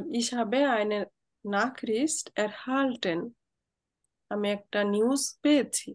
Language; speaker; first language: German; non-native, fluent; Bangla